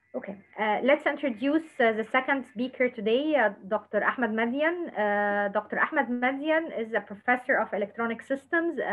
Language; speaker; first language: English; non-native, fluent; Arabic